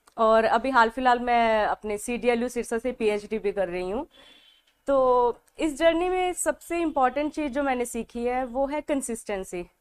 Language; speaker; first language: Hindi; non-native, local second language; Punjabi